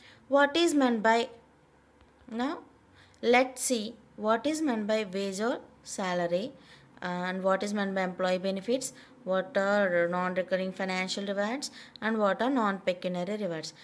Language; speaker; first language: English; non-native, local second language; Telugu